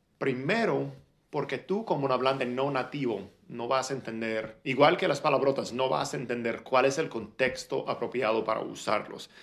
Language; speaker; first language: Spanish; non-native, fluent; English